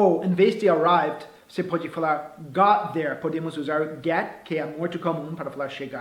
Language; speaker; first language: Portuguese; non-native, fluent; English